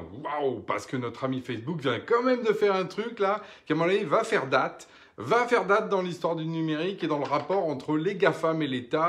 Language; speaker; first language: French; native; French